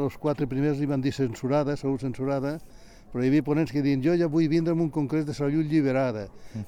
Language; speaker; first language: Catalan; native; Catalan